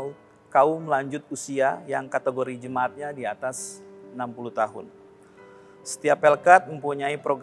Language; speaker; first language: Indonesian; native; Indonesian